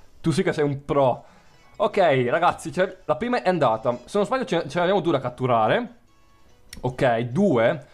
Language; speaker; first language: Italian; native; Italian